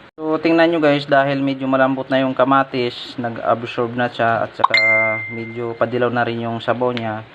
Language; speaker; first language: Filipino; non-native, local second language; Hiligaynon